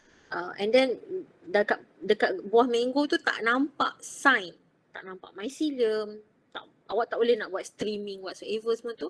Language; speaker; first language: Malay; native; Malay